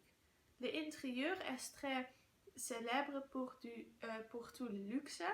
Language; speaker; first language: French; non-native, learner; Dutch